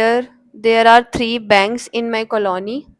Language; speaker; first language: English; non-native, learner; Hindi